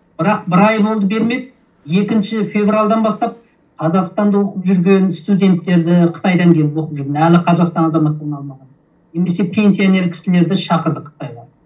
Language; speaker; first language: Kazakh; early bilingual, heritage; Kazakh